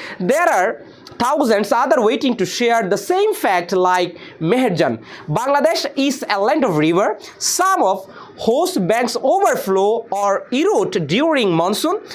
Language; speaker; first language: English; non-native, local second language; Bangla